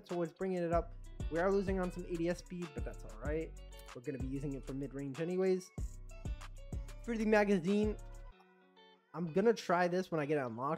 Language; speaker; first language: English; native; English